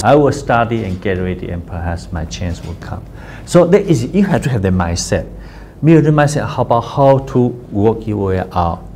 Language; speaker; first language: English; non-native, fluent; Chinese